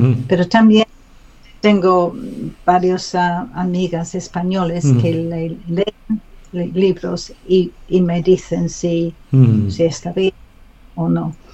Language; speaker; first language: Spanish; non-native, learner; English